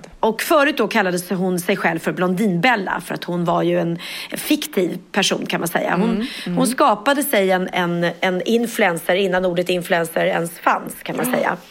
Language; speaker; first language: Swedish; native; Swedish